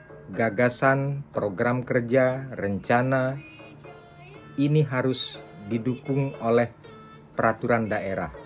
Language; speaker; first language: Indonesian; non-native, local second language; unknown